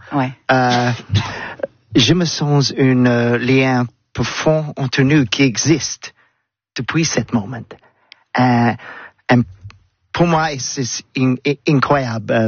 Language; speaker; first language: French; non-native, learner; English